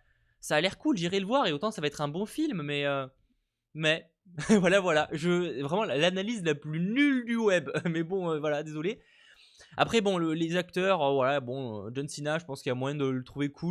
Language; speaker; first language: French; native; French